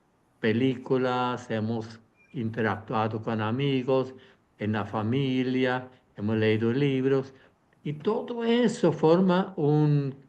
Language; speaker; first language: Spanish; non-native, fluent; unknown